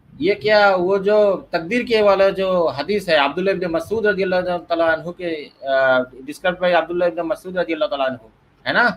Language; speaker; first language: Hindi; non-native, learner; Bangla